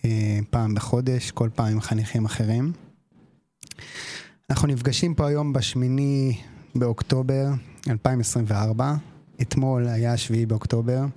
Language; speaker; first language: Hebrew; native; Hebrew